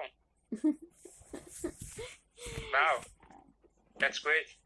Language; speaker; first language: English; non-native, learner; Persian